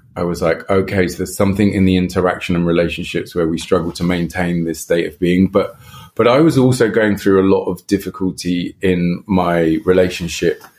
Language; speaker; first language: English; native; English